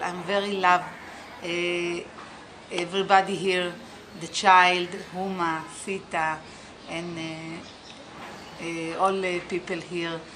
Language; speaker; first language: English; non-native, learner; Hebrew